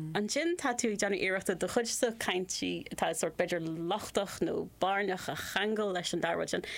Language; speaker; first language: Irish; non-native, local second language; English